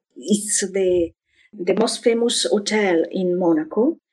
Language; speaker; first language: English; non-native, fluent; Italian